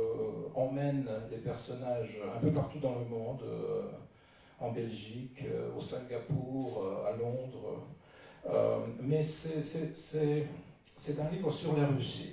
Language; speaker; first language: French; non-native, fluent; Russian